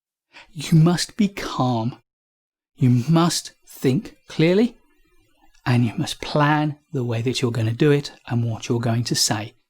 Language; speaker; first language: English; native; English